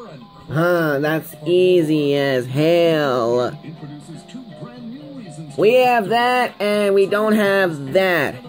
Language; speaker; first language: English; native; English